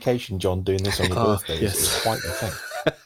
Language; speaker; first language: English; native; English